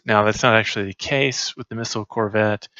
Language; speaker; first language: English; native; English